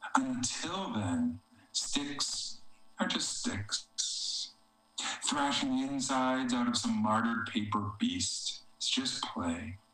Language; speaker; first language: English; native; English